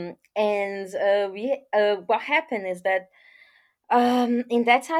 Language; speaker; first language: English; non-native, fluent; Portuguese